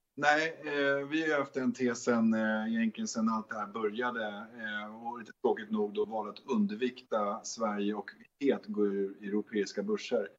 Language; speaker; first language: Swedish; native; Swedish